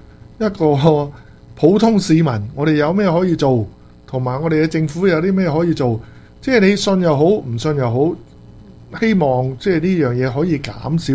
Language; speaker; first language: Chinese; native; Chinese